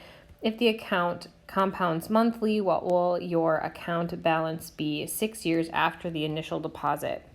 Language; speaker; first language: English; native; English